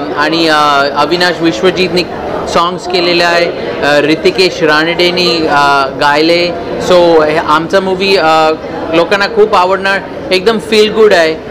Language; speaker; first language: Marathi; early bilingual, heritage; English